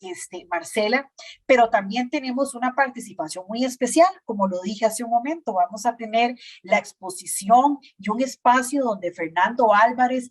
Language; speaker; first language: Spanish; native; Spanish